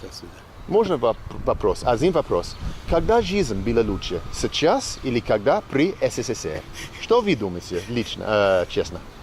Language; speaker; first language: Russian; non-native, learner; English